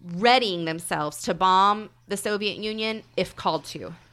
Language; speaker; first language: English; native; English